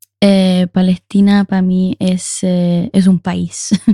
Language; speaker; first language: Spanish; early bilingual, heritage; Spanish